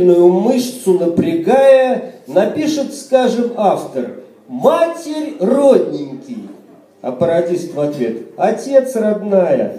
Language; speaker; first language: Russian; native; Russian